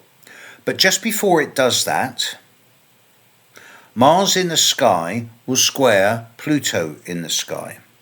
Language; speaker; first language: English; native; English